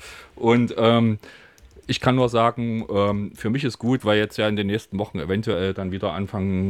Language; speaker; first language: German; native; German